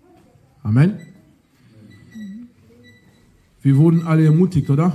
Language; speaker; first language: German; non-native, fluent; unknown